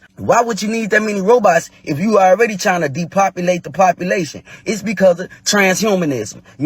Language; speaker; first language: English; native; English